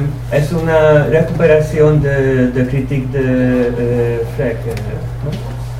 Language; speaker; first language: Spanish; non-native, learner; Italian